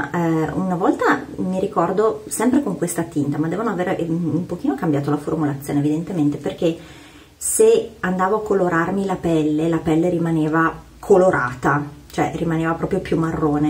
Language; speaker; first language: Italian; native; Italian